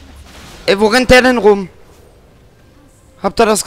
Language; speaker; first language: German; native; German